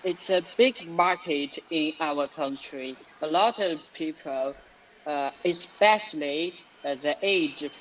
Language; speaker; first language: English; non-native, learner; Chinese